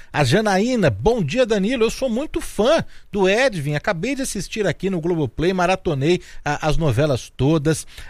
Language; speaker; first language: Portuguese; native; Portuguese